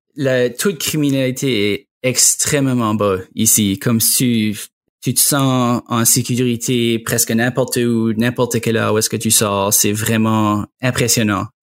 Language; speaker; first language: French; native; French